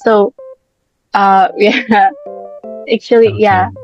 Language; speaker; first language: English; non-native, learner; Indonesian